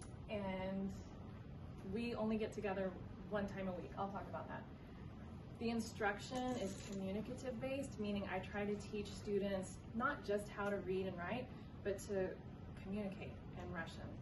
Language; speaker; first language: English; native; English